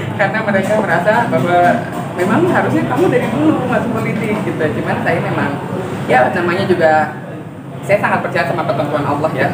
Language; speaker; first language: Indonesian; native; Indonesian